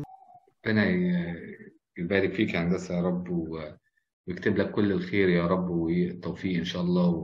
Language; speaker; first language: Arabic; native; Arabic